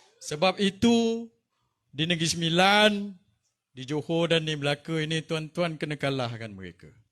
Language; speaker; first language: Malay; native; Malay